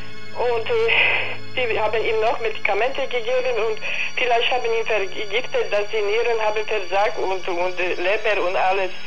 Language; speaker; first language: German; non-native, learner; Polish